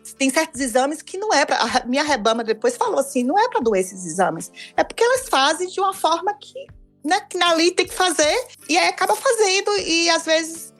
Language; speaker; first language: Portuguese; native; Portuguese